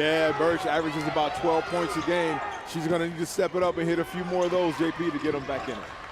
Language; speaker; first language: English; native; English